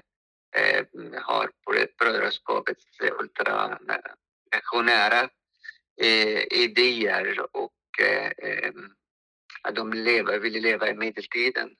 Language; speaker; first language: Swedish; non-native, fluent; Arabic